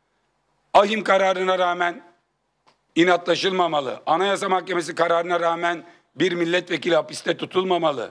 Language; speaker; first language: Turkish; native; Turkish